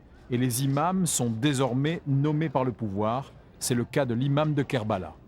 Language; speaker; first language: French; native; French